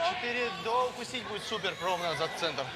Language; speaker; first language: Russian; native; Russian